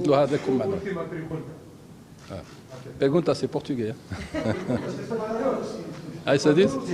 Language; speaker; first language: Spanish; non-native, learner; Arabic